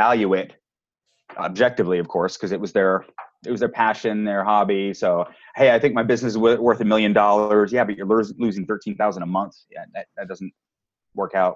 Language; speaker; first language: English; native; English